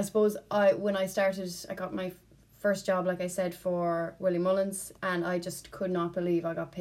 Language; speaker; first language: English; native; English